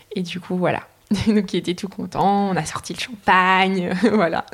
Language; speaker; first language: French; native; French